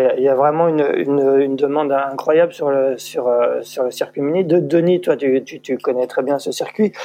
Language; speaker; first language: French; native; French